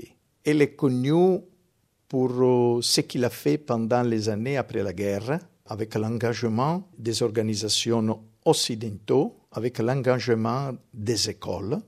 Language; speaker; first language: French; non-native, fluent; Italian